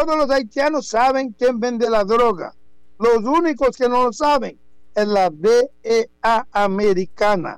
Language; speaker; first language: Spanish; non-native, fluent; Haitian Creole